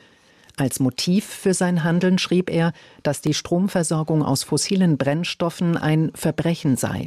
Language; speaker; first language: German; native; German